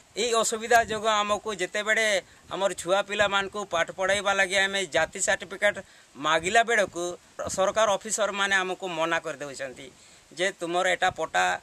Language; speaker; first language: Odia; non-native, local second language; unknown